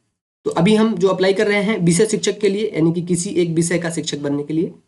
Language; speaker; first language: Hindi; native; Hindi